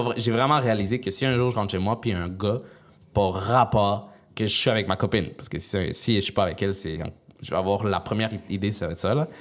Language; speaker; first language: French; early bilingual, other home language; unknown